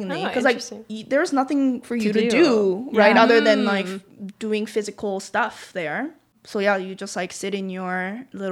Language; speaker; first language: English; non-native, fluent; Korean